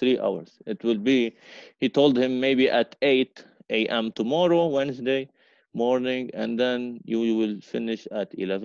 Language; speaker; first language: English; non-native, fluent; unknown